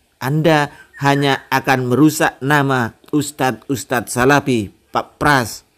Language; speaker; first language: Indonesian; non-native, local second language; Madurese